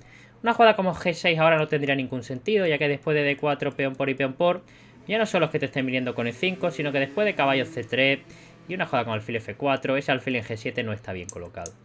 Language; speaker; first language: Spanish; native; Spanish